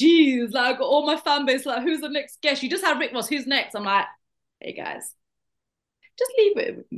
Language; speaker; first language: English; native; English